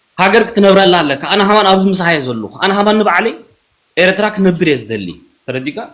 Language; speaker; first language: Tigrinya; early bilingual, heritage; Tigrinya